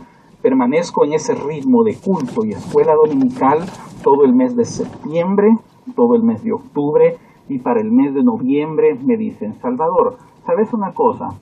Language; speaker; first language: Spanish; native; Spanish